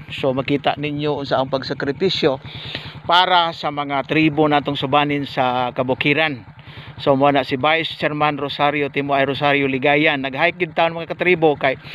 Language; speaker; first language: Cebuano; non-native, local second language; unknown